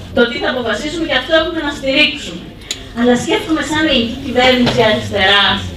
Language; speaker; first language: Greek; native; Greek